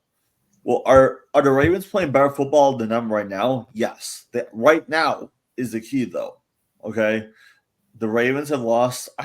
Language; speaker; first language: English; native; English